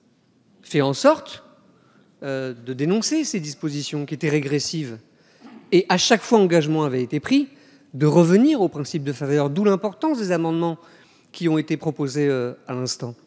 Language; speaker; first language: French; native; French